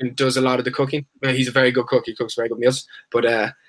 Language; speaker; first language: English; native; English